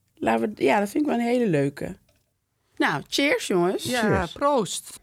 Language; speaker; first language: Dutch; non-native, fluent; Bambara